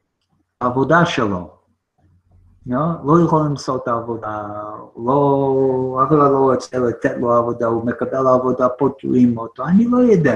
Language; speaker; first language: Hebrew; non-native, fluent; English